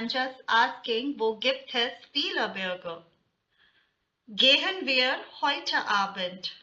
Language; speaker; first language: German; non-native, fluent; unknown